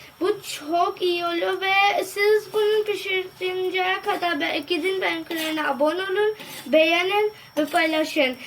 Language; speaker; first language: Turkish; non-native, learner; Urdu